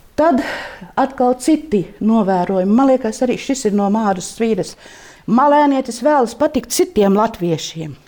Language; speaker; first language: Latvian; native; Latvian